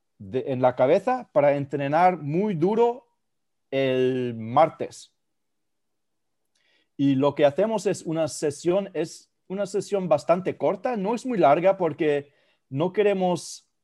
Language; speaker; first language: Spanish; non-native, fluent; German